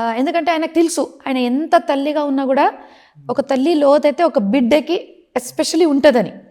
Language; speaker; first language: Telugu; non-native, fluent; Marathi